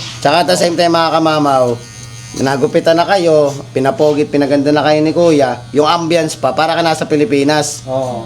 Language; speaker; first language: Filipino; native; Filipino